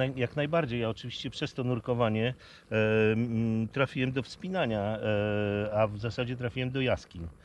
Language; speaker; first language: Polish; native; Polish